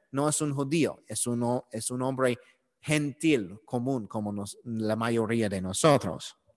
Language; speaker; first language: Spanish; non-native, learner; English